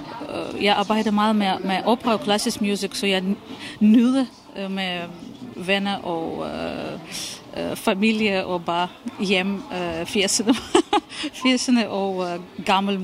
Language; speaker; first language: Danish; non-native, fluent; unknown